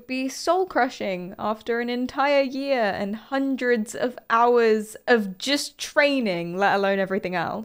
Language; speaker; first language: English; native; English